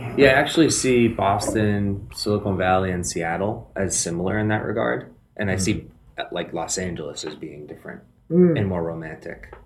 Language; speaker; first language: English; native; English